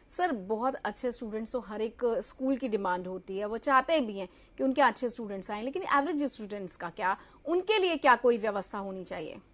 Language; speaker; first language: Hindi; native; Hindi